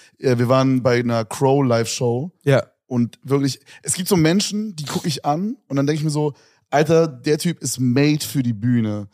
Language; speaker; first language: German; native; German